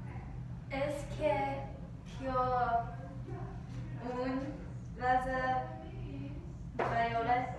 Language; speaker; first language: French; non-native, learner; English